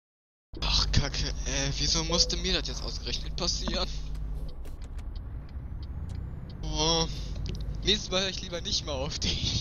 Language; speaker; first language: German; native; German